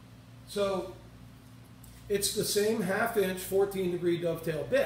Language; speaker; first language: English; native; English